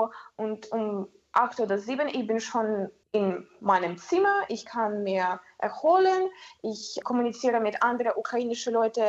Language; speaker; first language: German; non-native, learner; Ukrainian